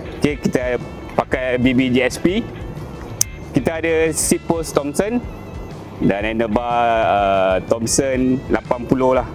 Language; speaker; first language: Malay; native; Malay